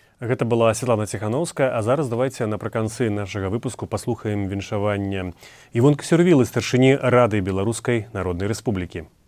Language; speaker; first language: Belarusian; native; Belarusian